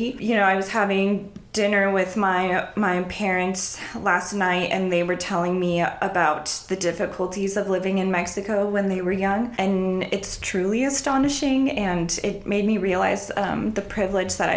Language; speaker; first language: English; early bilingual, other home language; Spanish